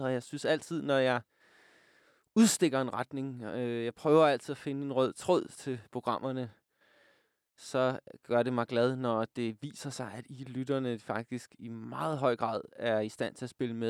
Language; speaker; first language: Danish; native; Danish